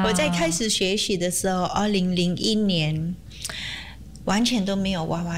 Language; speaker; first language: Chinese; non-native, fluent; Indonesian